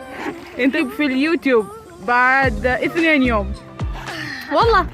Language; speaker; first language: Arabic; non-native, learner; Malayalam